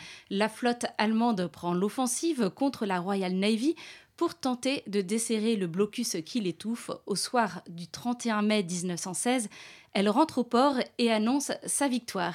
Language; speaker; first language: French; native; French